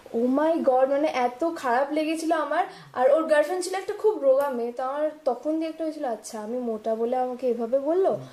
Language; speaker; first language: Bangla; non-native, local second language; Punjabi